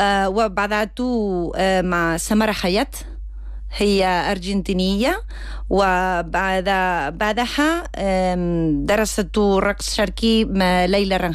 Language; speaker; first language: Arabic; non-native, learner; Spanish